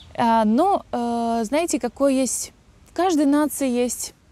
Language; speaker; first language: Russian; native; Russian